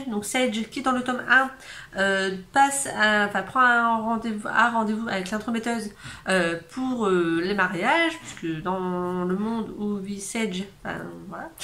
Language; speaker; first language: French; native; French